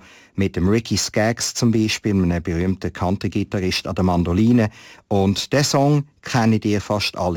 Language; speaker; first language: German; native; German